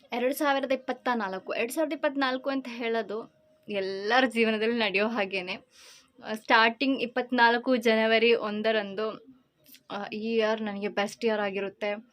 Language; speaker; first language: Kannada; non-native, local second language; Malayalam